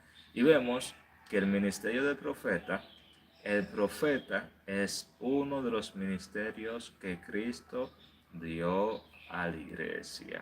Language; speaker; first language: Spanish; native; Spanish